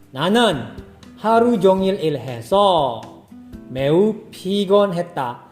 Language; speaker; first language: Korean; non-native, fluent; Indonesian